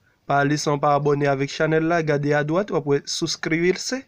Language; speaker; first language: French; non-native, learner; Haitian Creole